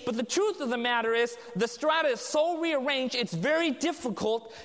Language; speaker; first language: English; native; English